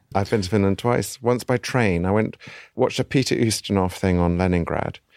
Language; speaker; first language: English; native; English